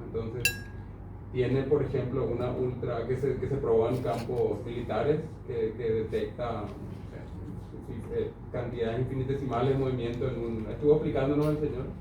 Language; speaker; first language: Spanish; native; Spanish